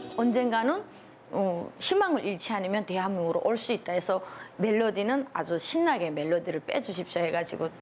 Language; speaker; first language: Korean; native; Korean